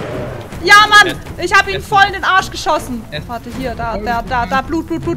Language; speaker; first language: German; native; German